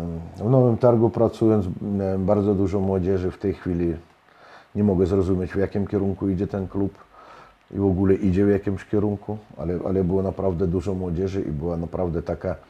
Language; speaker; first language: Polish; non-native, fluent; Russian